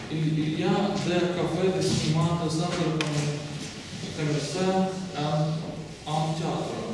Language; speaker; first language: French; non-native, learner; Russian